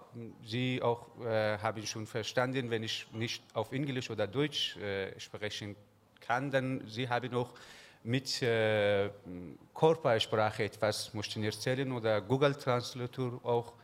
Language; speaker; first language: German; non-native, learner; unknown